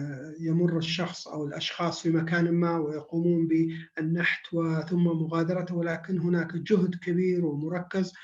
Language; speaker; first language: Arabic; native; Arabic